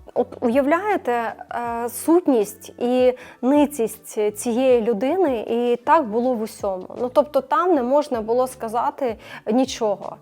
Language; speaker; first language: Ukrainian; non-native, local second language; Russian